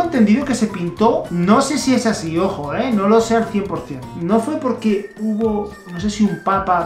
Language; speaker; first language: Spanish; native; Spanish